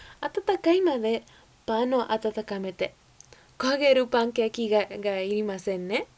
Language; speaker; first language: Japanese; non-native, learner; English